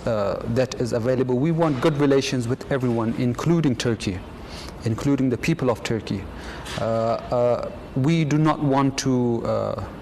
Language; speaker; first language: English; non-native, fluent; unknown